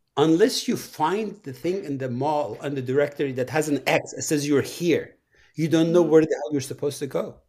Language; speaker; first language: English; non-native, fluent; Persian